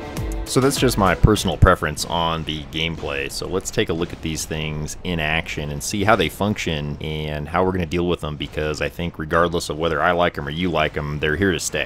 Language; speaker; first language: English; native; English